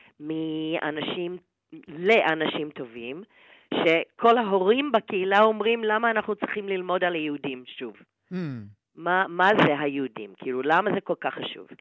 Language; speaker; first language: Hebrew; non-native, fluent; English